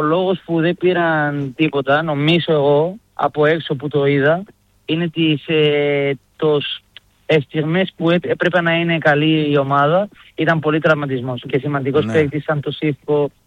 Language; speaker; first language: Greek; non-native, learner; Spanish